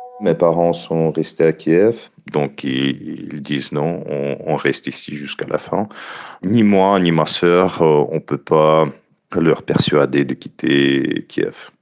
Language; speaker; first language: French; non-native, fluent; Ukrainian